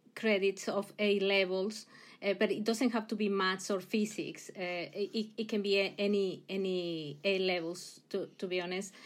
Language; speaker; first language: English; non-native, fluent; Spanish